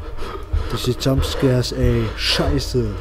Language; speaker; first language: German; native; German